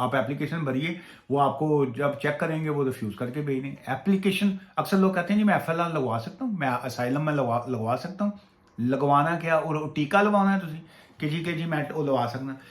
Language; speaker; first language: Urdu; non-native, local second language; Punjabi